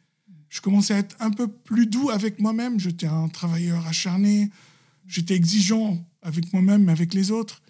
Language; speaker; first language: French; non-native, local second language; Arabic